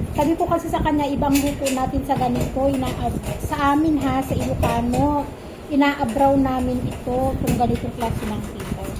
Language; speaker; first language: Filipino; non-native, local second language; Iloko